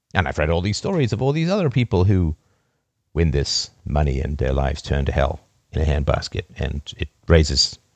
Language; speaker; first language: English; native; English